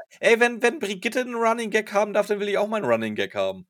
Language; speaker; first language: German; native; German